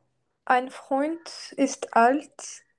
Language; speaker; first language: German; non-native, learner; French